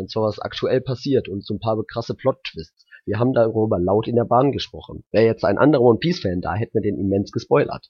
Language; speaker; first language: German; native; German